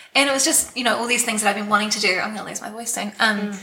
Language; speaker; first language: English; native; English